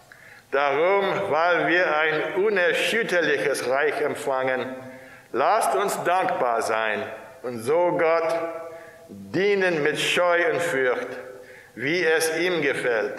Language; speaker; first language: German; non-native, fluent; English